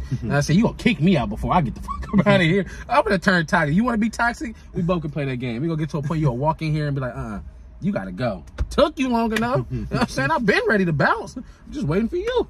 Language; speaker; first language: English; native; English